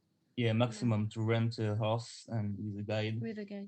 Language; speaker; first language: English; non-native, learner; French